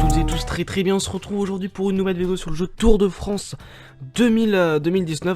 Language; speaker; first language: French; native; French